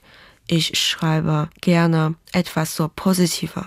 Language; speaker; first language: German; non-native, fluent; Chinese